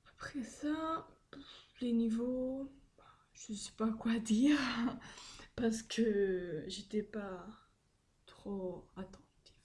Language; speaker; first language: French; non-native, learner; Spanish